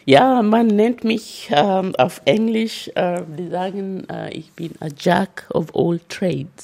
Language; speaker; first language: German; non-native, fluent; Luyia